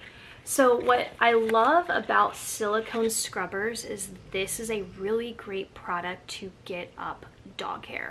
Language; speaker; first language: English; native; English